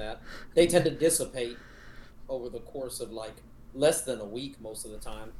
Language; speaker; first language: English; native; English